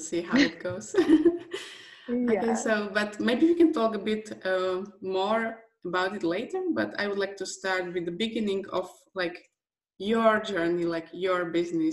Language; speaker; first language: English; non-native, fluent; Slovak